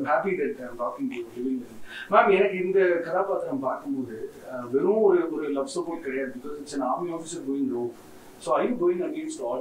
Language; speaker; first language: Tamil; native; Tamil